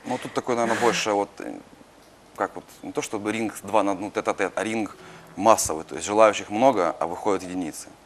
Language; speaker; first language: Russian; native; Russian